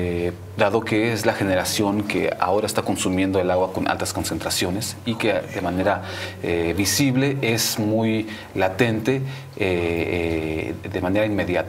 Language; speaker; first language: Spanish; native; Spanish